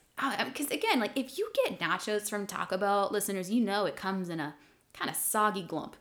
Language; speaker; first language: English; native; English